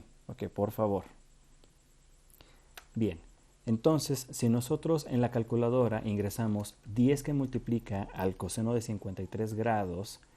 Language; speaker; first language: Spanish; native; Spanish